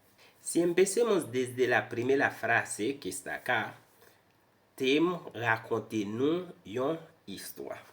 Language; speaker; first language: Spanish; non-native, fluent; Haitian Creole